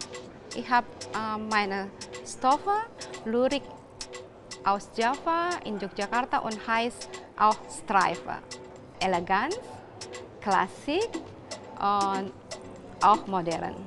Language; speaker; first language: German; non-native, learner; Indonesian